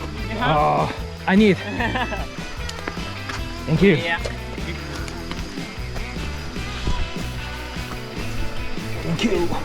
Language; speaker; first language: English; non-native, learner; Korean